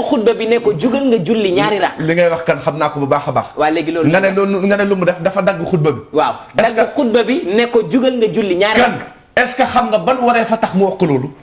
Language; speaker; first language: Wolof; native; Wolof